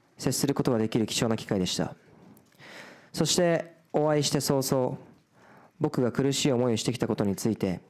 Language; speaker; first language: Japanese; early bilingual, other home language; Portuguese